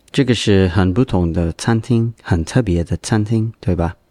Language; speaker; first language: Chinese; non-native, learner; English